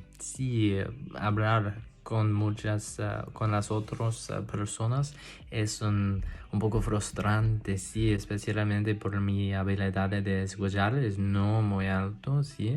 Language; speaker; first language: Spanish; non-native, learner; English